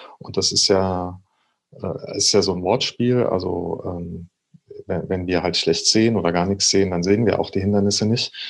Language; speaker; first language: German; native; German